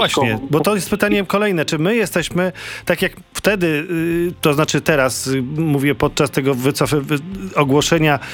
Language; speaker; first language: Polish; native; Polish